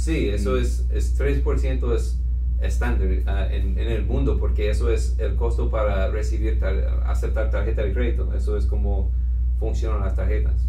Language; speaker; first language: Spanish; non-native, fluent; English